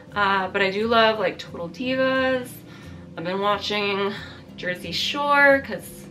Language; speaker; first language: English; early bilingual, other home language; Italian